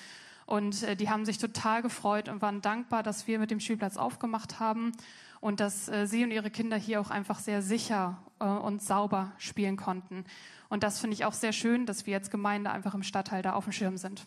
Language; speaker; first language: German; native; German